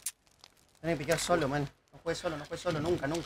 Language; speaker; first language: Spanish; native; Spanish